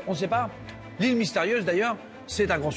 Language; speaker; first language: French; native; French